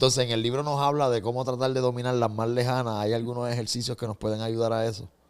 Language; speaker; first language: Spanish; native; Spanish